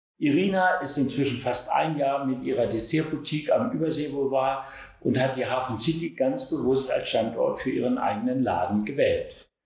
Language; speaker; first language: German; native; German